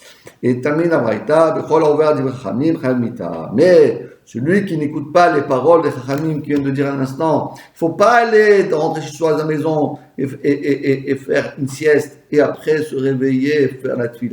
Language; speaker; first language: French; native; French